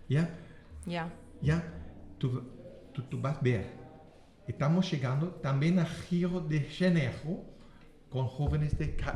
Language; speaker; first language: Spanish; non-native, learner; English